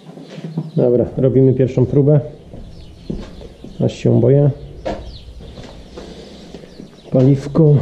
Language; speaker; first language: Polish; native; Polish